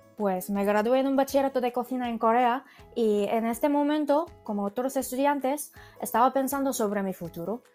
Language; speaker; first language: Spanish; non-native, fluent; Korean